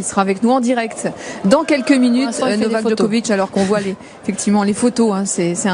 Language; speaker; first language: French; native; French